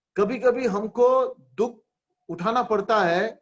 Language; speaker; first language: Hindi; non-native, local second language; Marathi